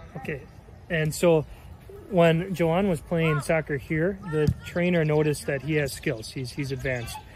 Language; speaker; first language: English; native; English